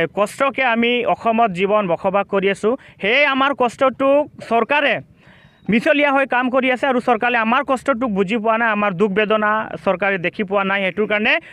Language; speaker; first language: Assamese; non-native, local second language; Sadri